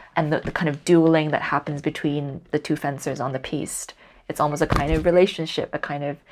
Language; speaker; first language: English; non-native, local second language; Cantonese